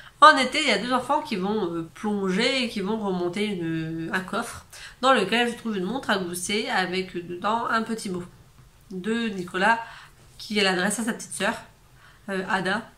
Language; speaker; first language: French; native; French